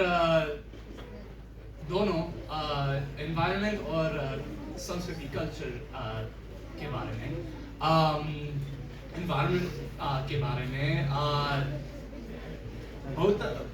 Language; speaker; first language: Hindi; early bilingual, heritage; English